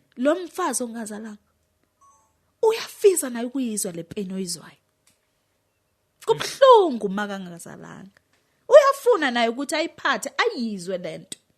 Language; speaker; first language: Zulu; native; Zulu